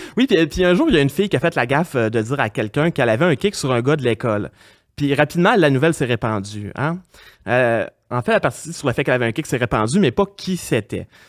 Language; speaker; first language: French; native; French